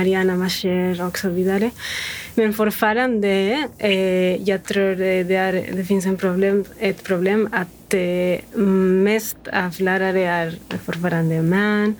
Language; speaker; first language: Swedish; non-native, fluent; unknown